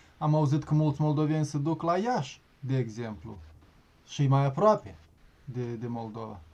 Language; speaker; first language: Romanian; native; Romanian